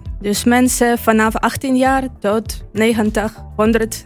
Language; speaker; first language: Dutch; non-native, fluent; Ukrainian